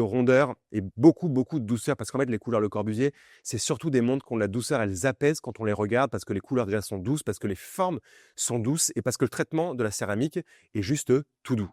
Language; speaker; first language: French; native; French